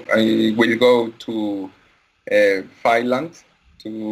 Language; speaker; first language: English; non-native, learner; Spanish